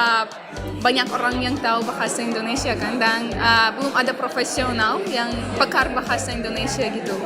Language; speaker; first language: Indonesian; non-native, fluent; Russian